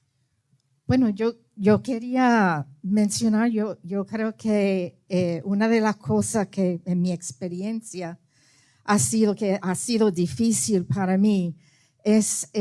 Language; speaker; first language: Spanish; early bilingual, heritage; Spanish